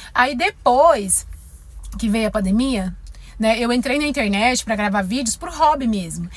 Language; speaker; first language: Portuguese; native; Portuguese